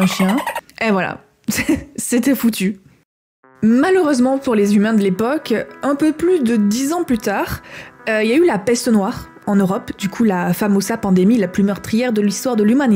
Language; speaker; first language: French; native; French